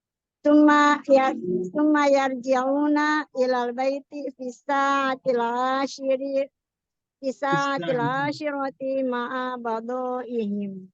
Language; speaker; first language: Arabic; non-native, learner; Indonesian